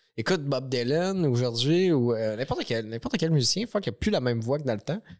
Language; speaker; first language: French; native; French